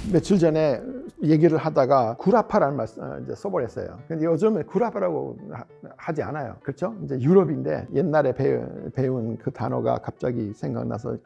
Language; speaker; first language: Korean; non-native, fluent; English